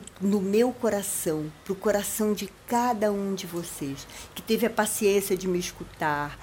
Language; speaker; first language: Portuguese; native; Portuguese